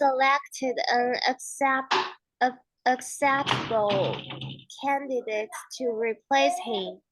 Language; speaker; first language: English; non-native, learner; Chinese